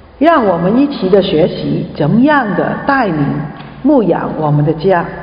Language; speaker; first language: Chinese; non-native, local second language; Cantonese